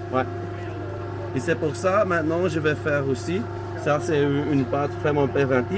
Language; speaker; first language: French; non-native, local second language; Dutch